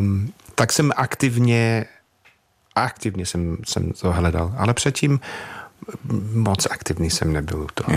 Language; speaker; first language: Czech; non-native, fluent; English